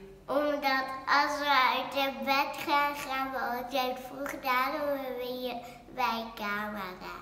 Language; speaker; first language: Dutch; early bilingual, heritage; Dutch